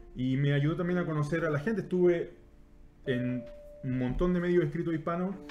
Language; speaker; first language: Spanish; native; Spanish